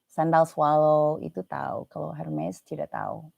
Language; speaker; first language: Indonesian; non-native, fluent; English